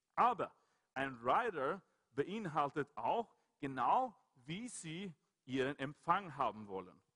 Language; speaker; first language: German; non-native, fluent; Swedish